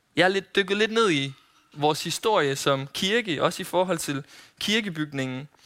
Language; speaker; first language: Danish; native; Danish